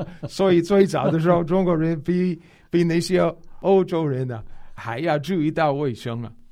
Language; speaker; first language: Chinese; non-native, fluent; English